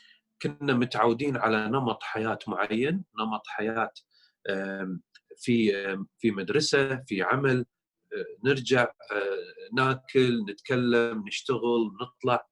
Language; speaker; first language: Arabic; native; Arabic